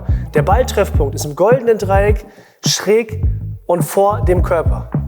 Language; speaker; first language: German; native; German